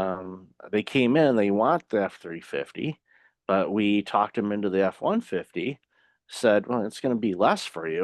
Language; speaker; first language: English; native; English